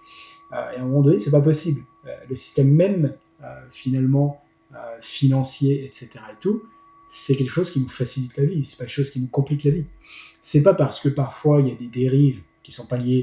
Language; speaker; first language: French; native; French